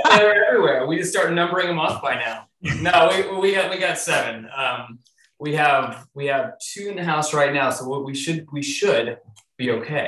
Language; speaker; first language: English; native; English